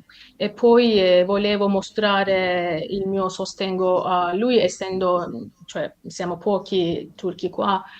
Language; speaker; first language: Italian; non-native, fluent; Turkish